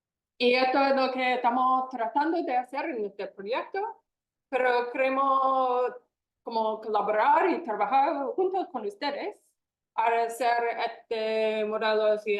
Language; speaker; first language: Spanish; non-native, fluent; English